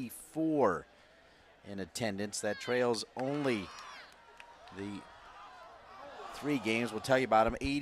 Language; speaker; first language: English; native; English